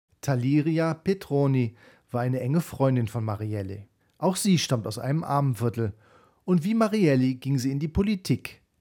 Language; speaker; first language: German; native; German